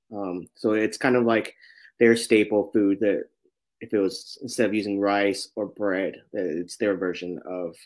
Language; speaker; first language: English; native; English